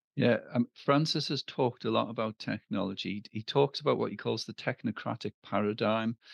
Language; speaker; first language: English; native; English